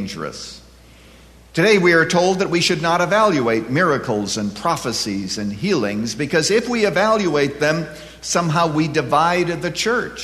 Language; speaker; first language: English; native; English